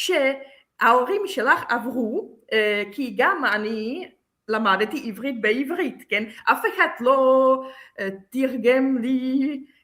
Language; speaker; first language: Hebrew; non-native, fluent; Czech